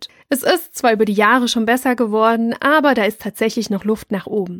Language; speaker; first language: German; native; German